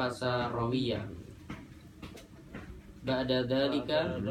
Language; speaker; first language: Arabic; non-native, learner; Indonesian